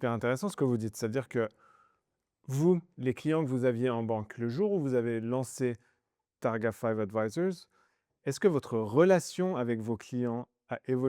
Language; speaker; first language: French; native; French